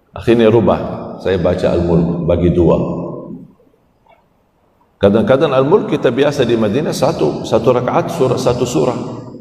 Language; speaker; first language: Malay; non-native, fluent; Arabic